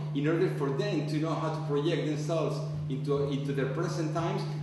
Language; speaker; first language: English; non-native, fluent; Spanish